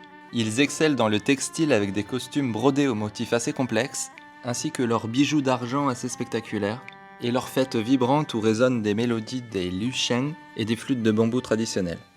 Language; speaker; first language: French; native; French